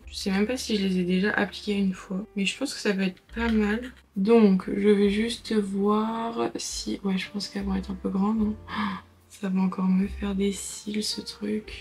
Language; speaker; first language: French; native; French